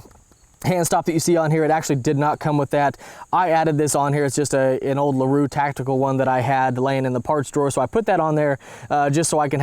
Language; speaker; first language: English; native; English